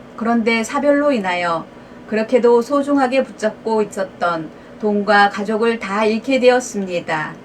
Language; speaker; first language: Korean; native; Korean